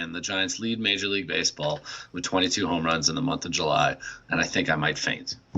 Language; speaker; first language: English; native; English